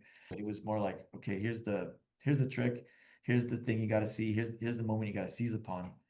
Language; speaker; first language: English; native; English